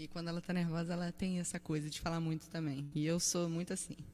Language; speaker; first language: Portuguese; native; Portuguese